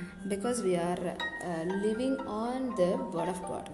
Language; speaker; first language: English; non-native, local second language; Tamil